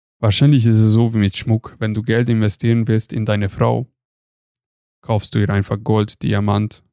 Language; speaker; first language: German; non-native, fluent; Hungarian